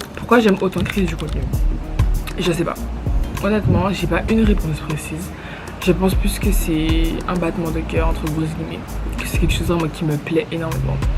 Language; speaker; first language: French; native; French